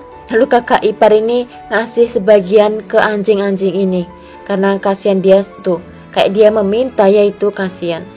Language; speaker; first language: Indonesian; non-native, local second language; Javanese